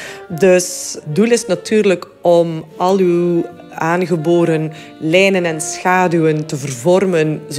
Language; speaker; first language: Dutch; native; Dutch